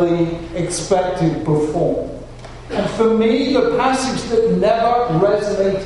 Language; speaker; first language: English; native; English